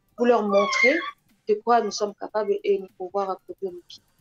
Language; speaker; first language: French; non-native, local second language; Lingala